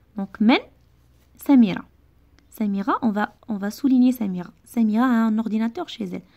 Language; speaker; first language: French; non-native, local second language; Arabic